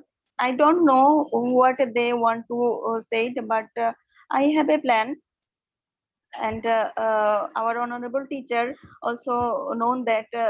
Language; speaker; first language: English; non-native, learner; Bangla